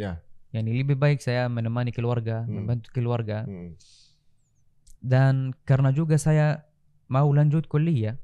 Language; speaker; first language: Indonesian; non-native, fluent; Arabic